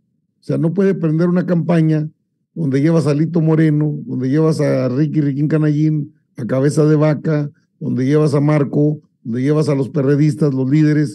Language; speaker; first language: Spanish; native; Spanish